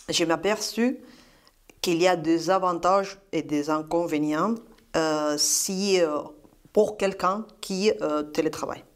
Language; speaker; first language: French; non-native, fluent; Spanish